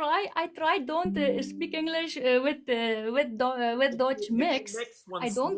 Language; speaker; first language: English; non-native, learner; Persian